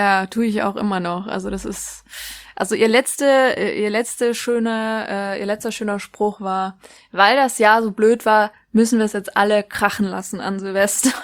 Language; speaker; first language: German; native; German